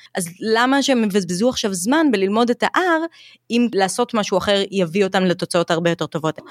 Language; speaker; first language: Hebrew; native; Hebrew